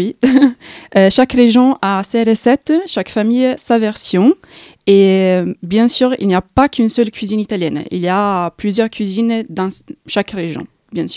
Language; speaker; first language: French; non-native, fluent; Italian